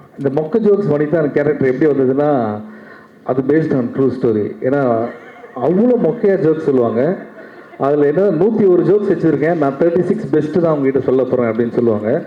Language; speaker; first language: Tamil; native; Tamil